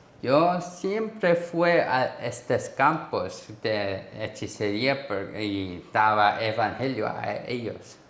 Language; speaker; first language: Spanish; non-native, learner; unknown